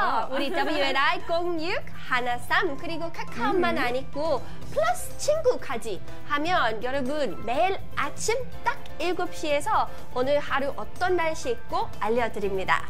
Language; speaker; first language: Korean; non-native, learner; English